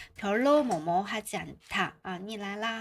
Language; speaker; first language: Korean; non-native, fluent; Chinese